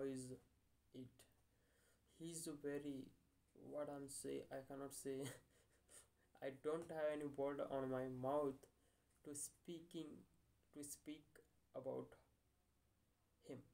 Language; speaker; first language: English; non-native, learner; Hindi